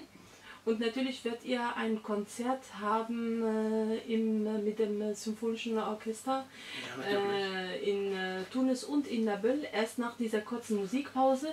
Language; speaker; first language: German; non-native, fluent; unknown